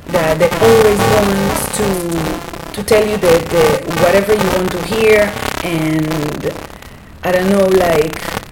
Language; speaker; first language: English; non-native, fluent; Hebrew